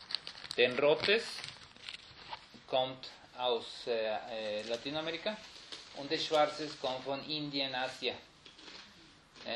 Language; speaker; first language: German; non-native, fluent; Spanish